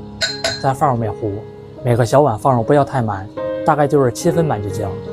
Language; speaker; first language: Chinese; native; Chinese